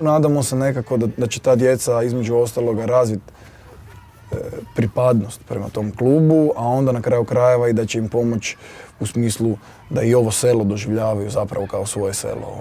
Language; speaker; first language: Croatian; native; Croatian